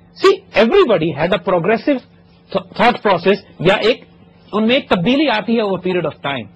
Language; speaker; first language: Urdu; native; Urdu